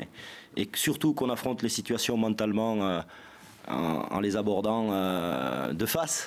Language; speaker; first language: French; native; French